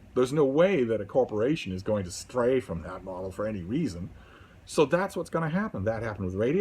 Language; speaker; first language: English; native; English